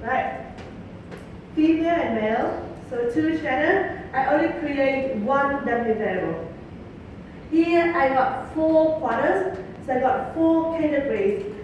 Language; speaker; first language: English; non-native, fluent; Vietnamese